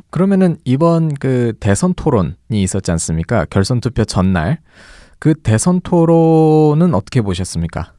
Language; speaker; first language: Korean; native; Korean